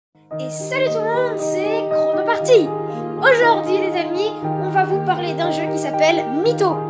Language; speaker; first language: French; native; French